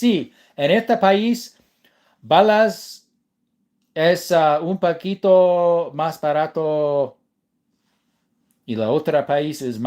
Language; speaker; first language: Spanish; non-native, learner; English